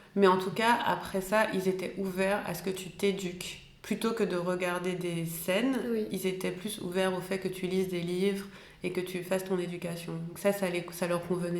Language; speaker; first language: French; native; French